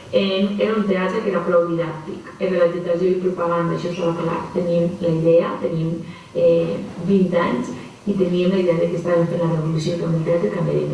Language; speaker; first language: Catalan; native; Catalan